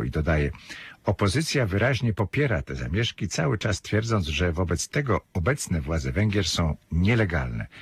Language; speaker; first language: Polish; native; Polish